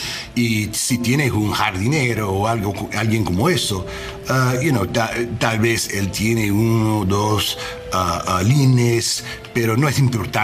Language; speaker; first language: Spanish; non-native, learner; English